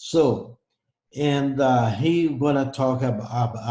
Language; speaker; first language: English; non-native, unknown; Portuguese